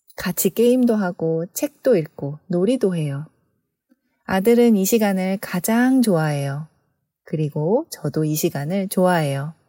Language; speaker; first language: Korean; native; Korean